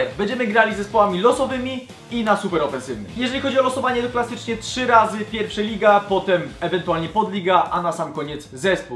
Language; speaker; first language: Polish; native; Polish